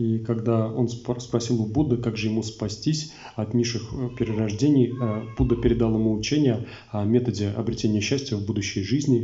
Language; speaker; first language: Russian; native; Russian